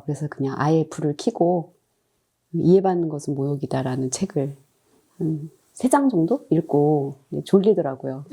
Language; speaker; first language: Korean; native; Korean